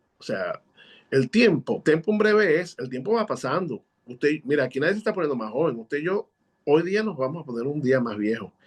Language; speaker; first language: Spanish; native; Spanish